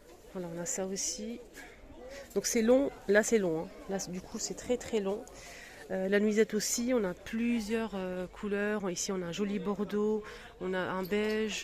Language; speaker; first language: French; native; French